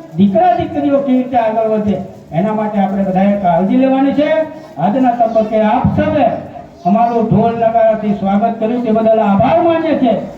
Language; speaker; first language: Gujarati; non-native, local second language; Rathawi